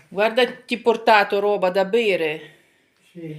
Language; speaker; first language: Italian; non-native, learner; Ukrainian